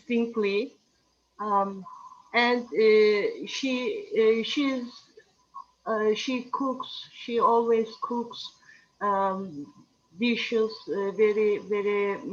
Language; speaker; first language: English; non-native, learner; Turkish